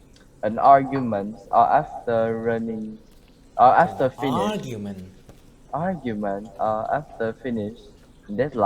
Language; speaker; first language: English; non-native, learner; Vietnamese